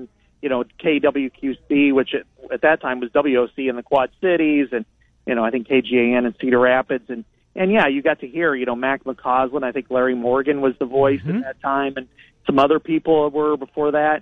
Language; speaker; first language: English; native; English